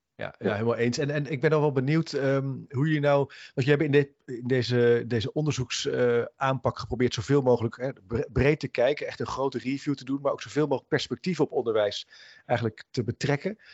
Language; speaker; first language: Dutch; native; Dutch